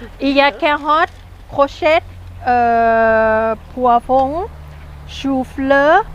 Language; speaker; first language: French; non-native, learner; Thai